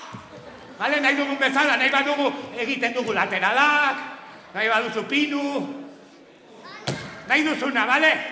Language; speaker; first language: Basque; non-native, local second language; Spanish